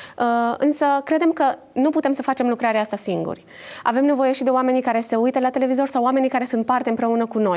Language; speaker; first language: Romanian; native; Romanian